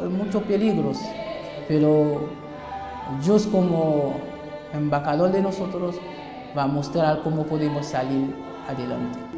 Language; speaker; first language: Spanish; non-native, learner; Haitian Creole